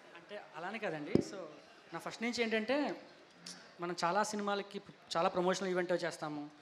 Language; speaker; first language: Telugu; native; Telugu